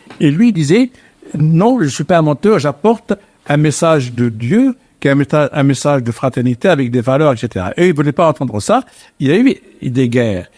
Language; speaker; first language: French; non-native, local second language; Arabic